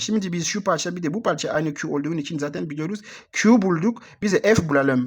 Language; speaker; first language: Turkish; non-native, learner; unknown